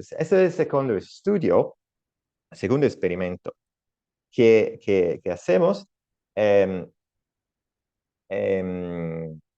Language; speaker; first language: Spanish; non-native, learner; Italian